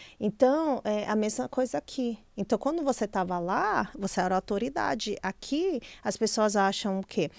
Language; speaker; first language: Portuguese; early bilingual, other home language; Chinese